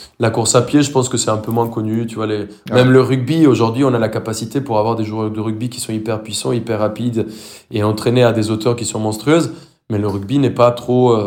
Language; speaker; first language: French; non-native, fluent; Spanish